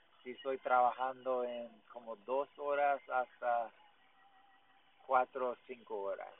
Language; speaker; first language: Spanish; non-native, learner; English